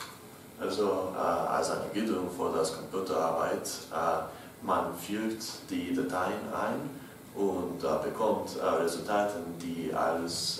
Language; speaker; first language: German; non-native, learner; English